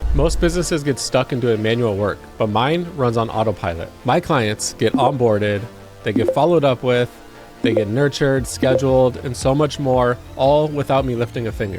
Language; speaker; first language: English; native; English